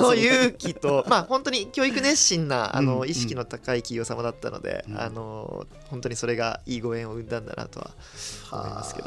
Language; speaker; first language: Japanese; native; Japanese